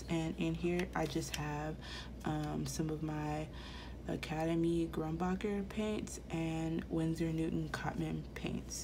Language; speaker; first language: English; native; English